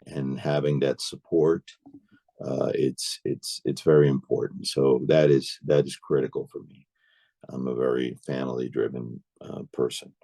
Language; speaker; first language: English; native; English